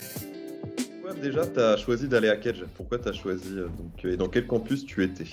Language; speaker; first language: French; native; French